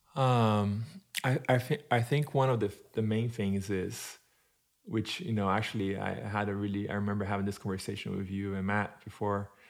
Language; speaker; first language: English; non-native, fluent; Portuguese